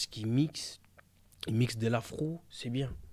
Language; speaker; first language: French; early bilingual, other home language; Portuguese